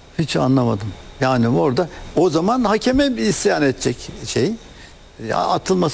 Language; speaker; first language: Turkish; native; Turkish